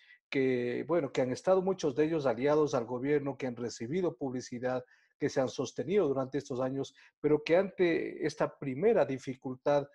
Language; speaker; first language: Spanish; native; Spanish